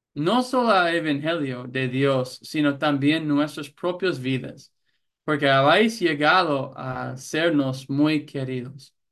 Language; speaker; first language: Spanish; non-native, fluent; English